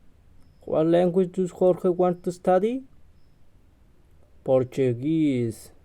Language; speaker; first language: English; non-native, learner; Spanish